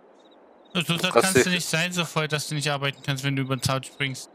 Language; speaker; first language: German; native; German